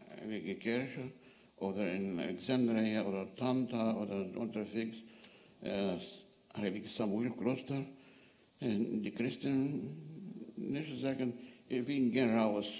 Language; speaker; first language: German; non-native, learner; Arabic